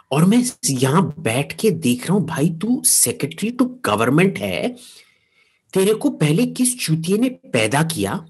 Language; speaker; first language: Hindi; non-native, local second language; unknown